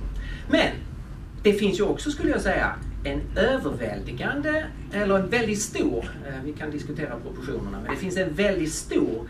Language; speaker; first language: Swedish; native; Swedish